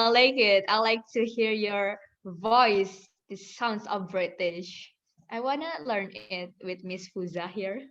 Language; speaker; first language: English; non-native, learner; Indonesian